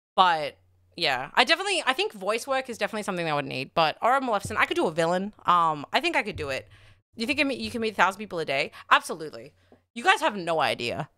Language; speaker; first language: English; native; English